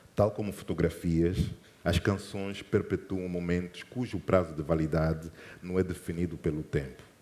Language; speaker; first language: Portuguese; native; Portuguese